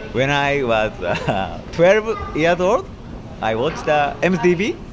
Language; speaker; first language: English; non-native, fluent; Japanese